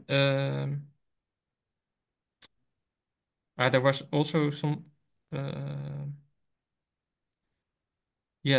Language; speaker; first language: English; non-native, fluent; Dutch